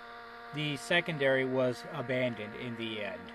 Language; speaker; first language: English; native; English